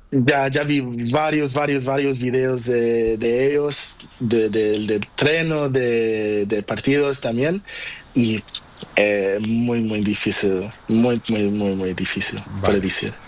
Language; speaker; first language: Spanish; non-native, learner; Portuguese